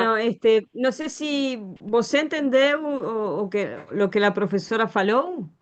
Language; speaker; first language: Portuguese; non-native, learner; Spanish